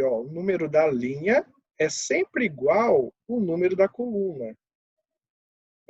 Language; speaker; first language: Portuguese; native; Portuguese